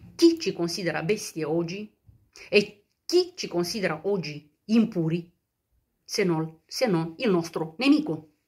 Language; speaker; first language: Italian; non-native, fluent; Romanian